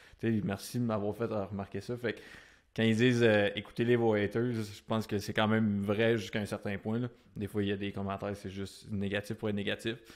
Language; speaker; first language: French; native; French